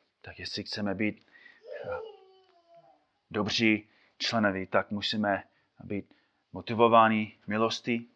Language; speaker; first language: Czech; non-native, fluent; English